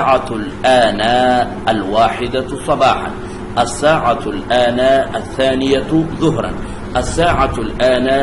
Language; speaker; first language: Arabic; non-native, fluent; Urdu